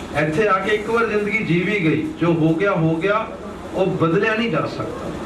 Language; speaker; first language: Punjabi; native; Punjabi